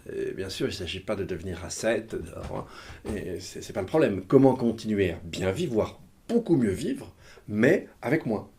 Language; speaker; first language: French; native; French